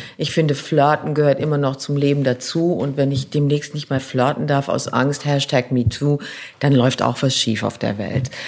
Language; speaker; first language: German; non-native, local second language; French